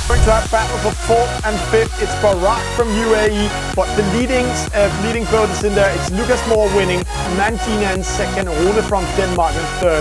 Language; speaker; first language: English; non-native, fluent; Danish